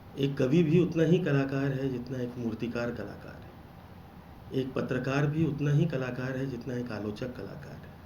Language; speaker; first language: Hindi; non-native, local second language; Bangla